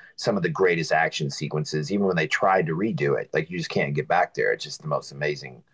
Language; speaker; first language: English; native; English